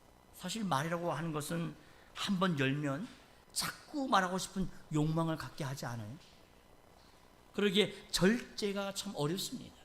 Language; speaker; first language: Korean; native; Korean